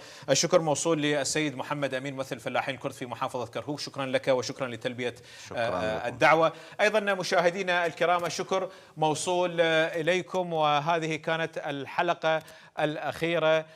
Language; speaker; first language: Arabic; native; Arabic